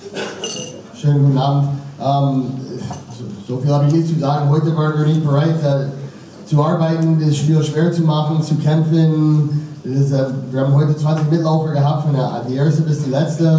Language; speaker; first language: German; non-native, fluent; English